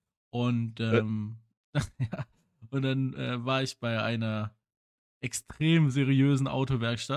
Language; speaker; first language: German; native; German